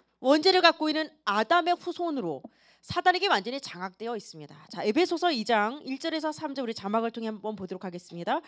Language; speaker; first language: Korean; native; Korean